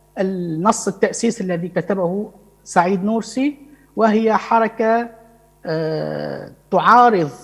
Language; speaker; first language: Arabic; native; Arabic